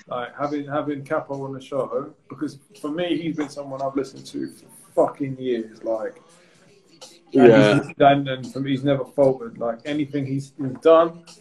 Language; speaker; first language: English; native; English